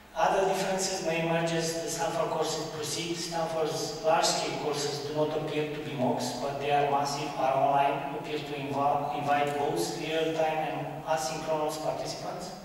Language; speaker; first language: English; non-native, fluent; Romanian